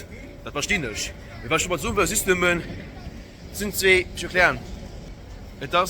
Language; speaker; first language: German; non-native, local second language; Luxembourgish